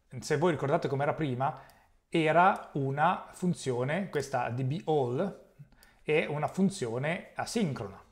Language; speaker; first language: Italian; native; Italian